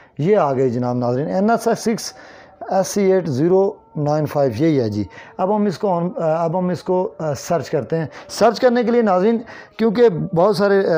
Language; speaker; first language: Urdu; non-native, local second language; Kashmiri